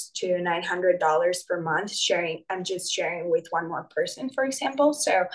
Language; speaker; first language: English; non-native, fluent; Spanish